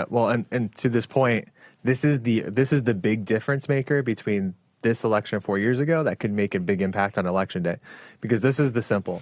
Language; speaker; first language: English; native; English